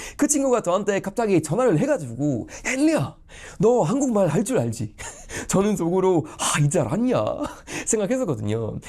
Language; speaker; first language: Korean; non-native, fluent; Swedish